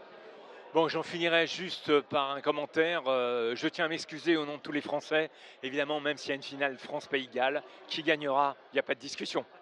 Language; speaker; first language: French; native; French